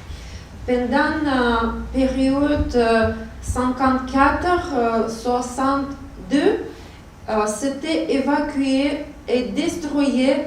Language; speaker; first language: French; non-native, learner; Russian